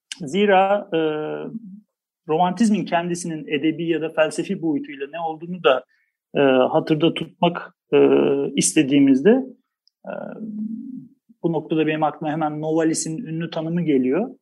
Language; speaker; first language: Turkish; native; Turkish